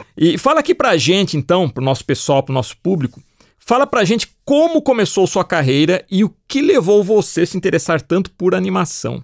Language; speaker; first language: Portuguese; native; Portuguese